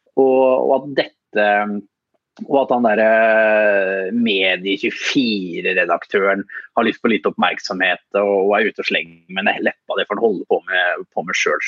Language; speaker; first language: Norwegian; native; Norwegian